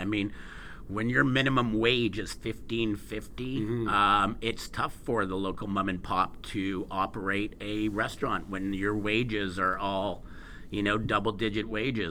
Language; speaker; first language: English; native; English